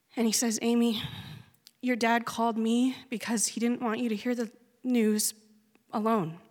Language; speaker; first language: English; native; English